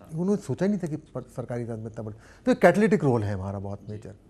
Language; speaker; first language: Hindi; native; Hindi